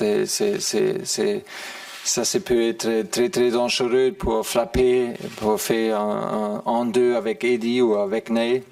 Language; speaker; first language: French; non-native, fluent; German